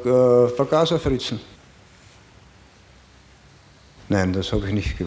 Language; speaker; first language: German; native; German